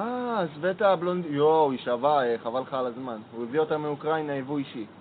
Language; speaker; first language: Hebrew; native; Hebrew